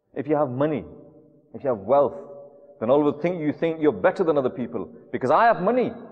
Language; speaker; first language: English; early bilingual, other home language; Urdu